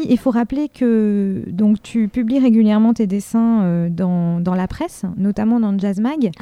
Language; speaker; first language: French; native; French